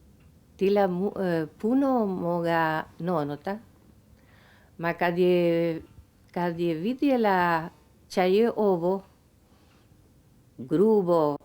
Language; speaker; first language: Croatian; early bilingual, heritage; Spanish